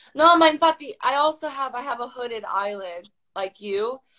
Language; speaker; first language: English; non-native, fluent; Croatian